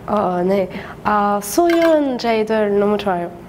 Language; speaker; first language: Korean; non-native, learner; French